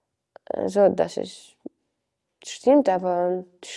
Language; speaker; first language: German; non-native, learner; Ukrainian